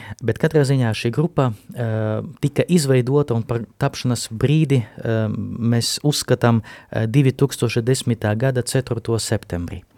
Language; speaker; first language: Latvian; non-native, local second language; Russian